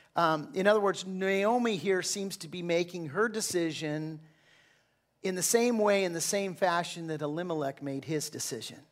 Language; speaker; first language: English; native; English